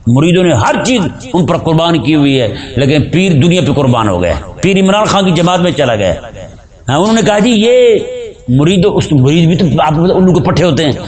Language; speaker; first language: Urdu; non-native, local second language; Punjabi